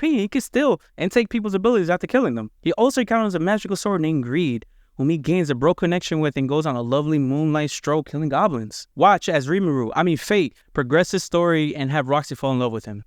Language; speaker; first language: English; native; English